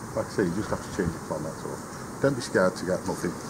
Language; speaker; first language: English; native; English